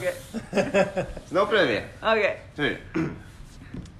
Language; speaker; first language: Norwegian; non-native, fluent; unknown